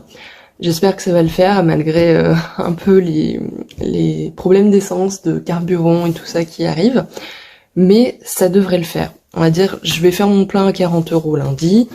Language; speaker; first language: French; native; French